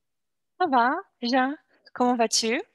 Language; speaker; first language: French; non-native, learner; Portuguese